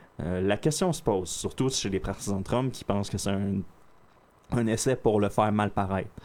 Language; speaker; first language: French; native; French